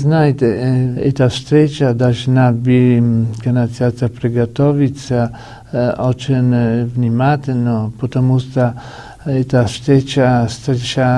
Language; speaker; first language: Russian; non-native, learner; Italian